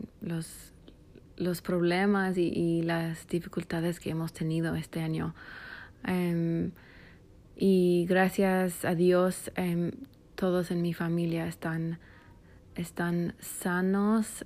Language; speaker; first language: Spanish; non-native, fluent; English